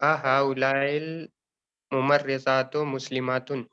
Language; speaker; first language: Arabic; non-native, learner; Urdu